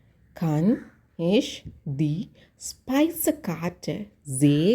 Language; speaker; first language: German; non-native, learner; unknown